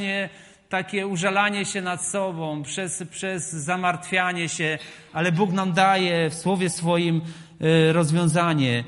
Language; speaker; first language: Polish; native; Polish